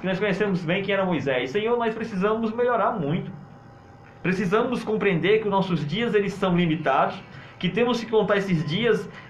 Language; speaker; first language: Portuguese; native; Portuguese